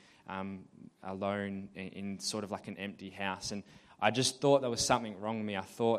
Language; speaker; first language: English; native; English